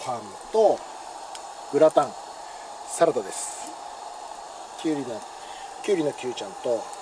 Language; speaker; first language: Japanese; native; Japanese